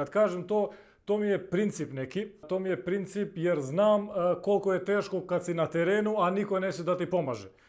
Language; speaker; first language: Serbian; non-native, local second language; Albanian